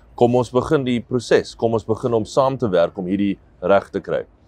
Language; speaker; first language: Afrikaans; non-native, local second language; English